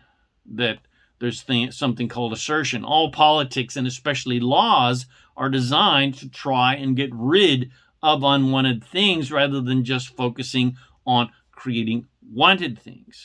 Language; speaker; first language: English; native; English